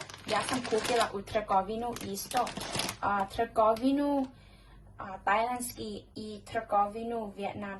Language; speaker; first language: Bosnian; non-native, learner; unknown